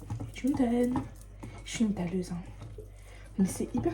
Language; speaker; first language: French; native; French